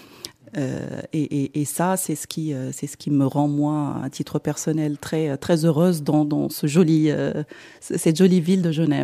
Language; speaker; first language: French; non-native, local second language; Arabic